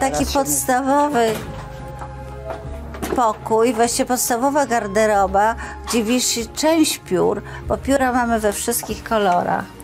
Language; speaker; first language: Polish; native; Polish